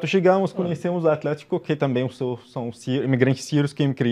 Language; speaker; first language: Portuguese; non-native, fluent; Arabic